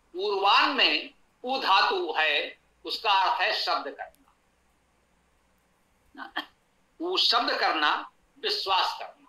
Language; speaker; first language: Hindi; native; Hindi